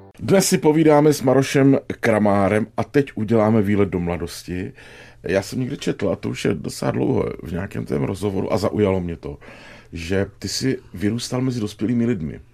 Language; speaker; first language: Czech; native; Czech